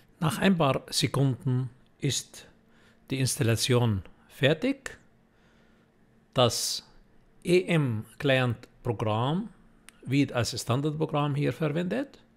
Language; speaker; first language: German; non-native, fluent; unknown